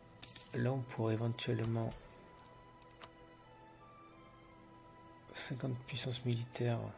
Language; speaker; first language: French; native; French